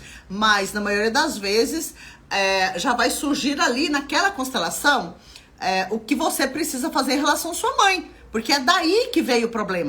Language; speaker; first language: Portuguese; native; Portuguese